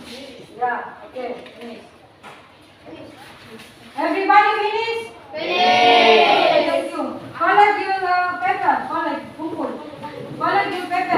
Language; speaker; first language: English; non-native, learner; Indonesian